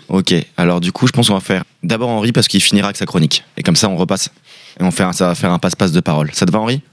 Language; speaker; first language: French; native; French